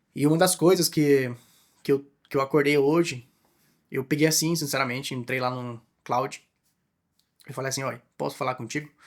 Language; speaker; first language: Portuguese; non-native, fluent; Spanish